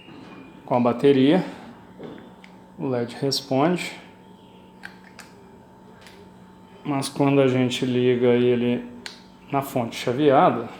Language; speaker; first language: Portuguese; native; Portuguese